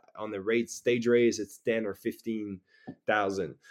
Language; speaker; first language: English; native; English